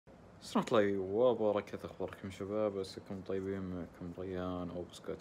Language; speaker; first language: Arabic; native; Arabic